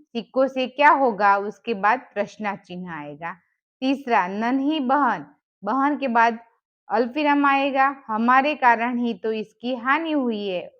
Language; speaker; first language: Hindi; non-native, local second language; Gujarati